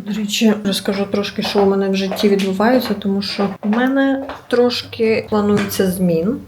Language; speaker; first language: Ukrainian; native; Ukrainian